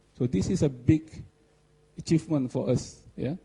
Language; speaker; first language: English; non-native, local second language; Malay